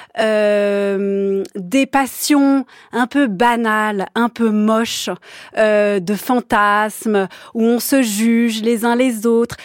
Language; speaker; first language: French; native; French